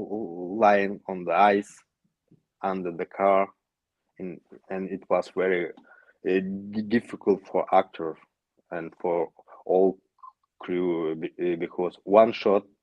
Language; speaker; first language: English; non-native, learner; Yakut